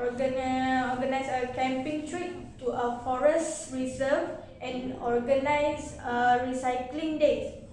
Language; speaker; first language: English; non-native, learner; Malay